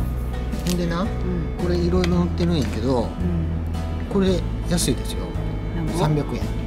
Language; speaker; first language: Japanese; native; Japanese